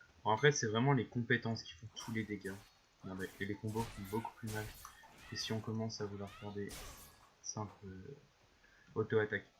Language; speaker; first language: French; native; French